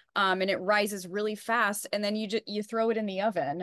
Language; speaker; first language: English; native; English